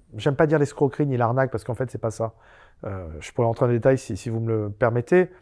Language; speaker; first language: French; native; French